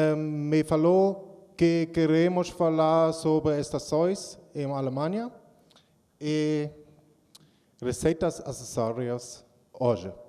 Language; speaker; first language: Portuguese; non-native, learner; German